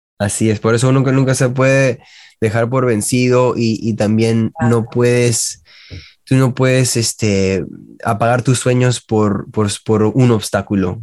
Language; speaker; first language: Spanish; early bilingual, heritage; Spanish